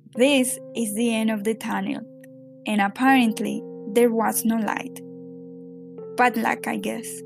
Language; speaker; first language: English; non-native, fluent; Spanish